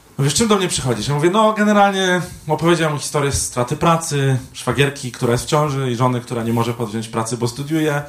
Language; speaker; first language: Polish; native; Polish